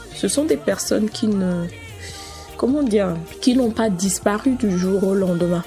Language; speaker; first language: French; non-native, local second language; Ewe